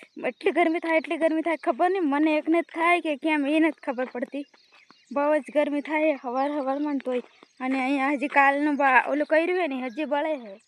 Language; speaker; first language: Gujarati; non-native, local second language; Bhili